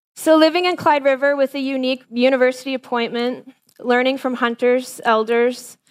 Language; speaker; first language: English; native; English